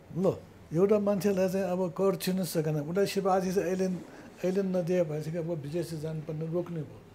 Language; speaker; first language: Nepali; non-native, local second language; Newari